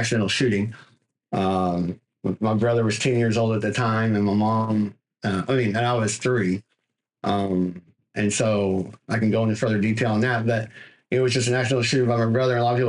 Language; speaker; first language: English; native; English